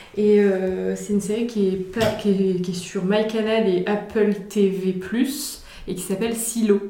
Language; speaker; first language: French; native; French